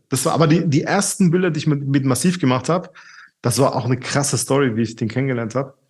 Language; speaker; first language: German; native; German